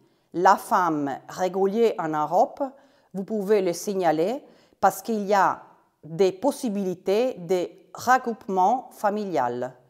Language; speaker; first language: French; non-native, fluent; Italian